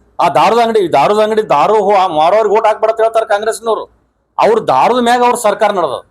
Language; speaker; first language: Kannada; native; Kannada